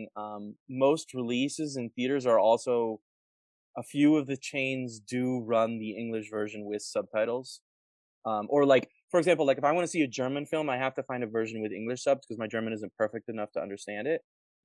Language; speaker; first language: English; native; English